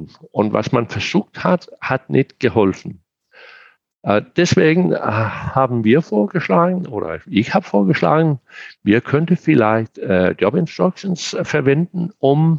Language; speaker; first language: German; non-native, fluent; Danish